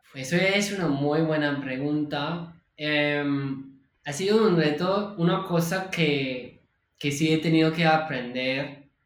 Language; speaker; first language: Spanish; non-native, fluent; English